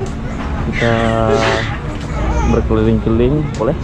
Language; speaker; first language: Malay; non-native, local second language; Sundanese